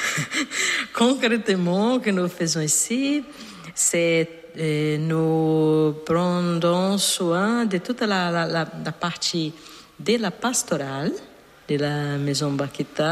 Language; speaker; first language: French; non-native, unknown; Portuguese